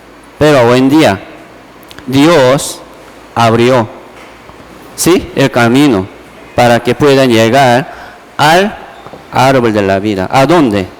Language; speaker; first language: Spanish; non-native, fluent; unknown